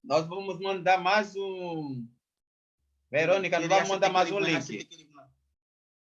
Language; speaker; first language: Portuguese; non-native, fluent; Haitian Creole